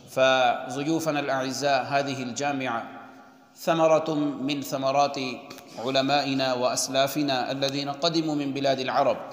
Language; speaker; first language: Arabic; non-native, fluent; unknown